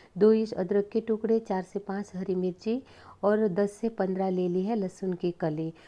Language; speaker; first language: Hindi; non-native, local second language; Gujarati